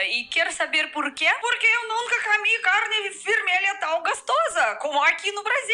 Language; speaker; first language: Portuguese; non-native, fluent; Russian